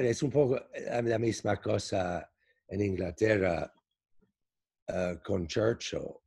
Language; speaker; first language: Spanish; non-native, fluent; English